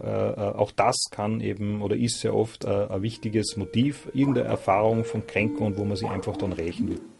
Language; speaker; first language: German; native; German